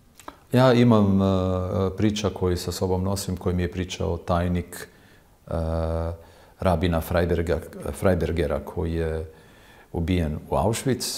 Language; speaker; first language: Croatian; non-native, fluent; Hebrew